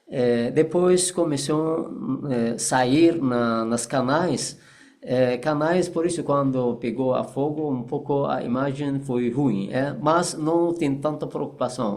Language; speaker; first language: Portuguese; non-native, fluent; Persian